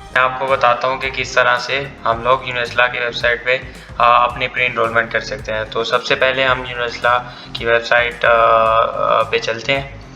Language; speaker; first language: Urdu; non-native, local second language; Punjabi